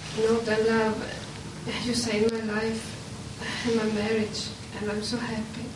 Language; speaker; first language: English; non-native, learner; Swedish